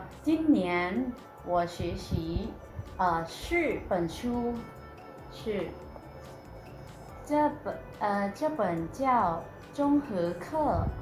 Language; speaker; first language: Chinese; non-native, learner; Lao